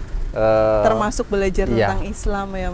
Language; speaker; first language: Indonesian; native; Indonesian